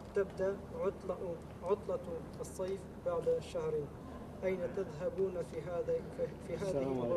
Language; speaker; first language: Arabic; non-native, learner; French